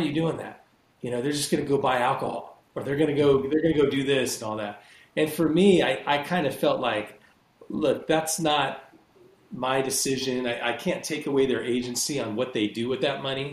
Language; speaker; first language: English; native; English